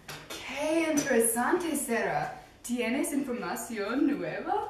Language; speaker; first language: Spanish; non-native, learner; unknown